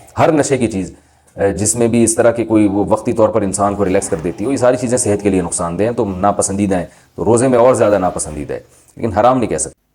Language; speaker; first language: Urdu; native; Urdu